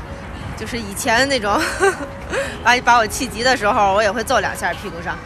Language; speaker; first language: Chinese; native; Chinese